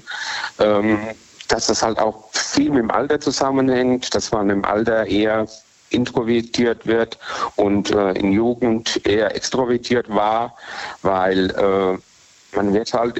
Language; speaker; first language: German; native; German